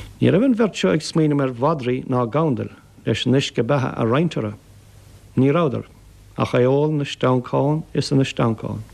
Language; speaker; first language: Irish; native; Irish